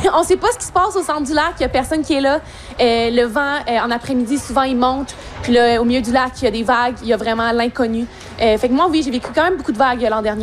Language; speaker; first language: French; native; French